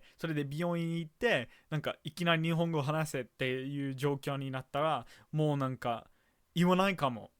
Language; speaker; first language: Japanese; non-native, fluent; English